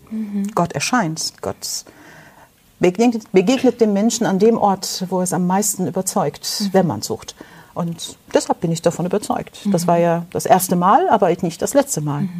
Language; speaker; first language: German; non-native, fluent; Turkish